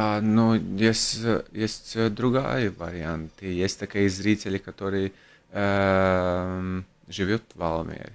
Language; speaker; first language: Russian; non-native, local second language; Latvian